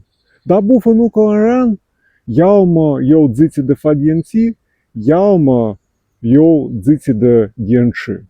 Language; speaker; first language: Chinese; non-native, fluent; Ukrainian